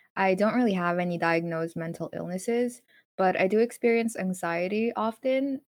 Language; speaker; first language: English; non-native, local second language; Filipino